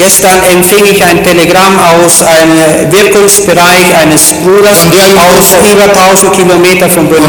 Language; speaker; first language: German; native; German